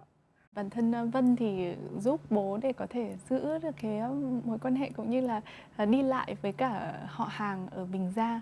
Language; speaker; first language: Vietnamese; native; Vietnamese